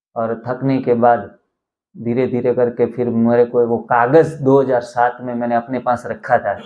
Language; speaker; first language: Hindi; non-native, local second language; Gujarati